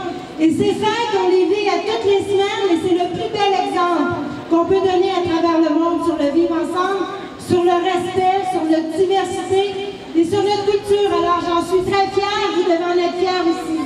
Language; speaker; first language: French; native; French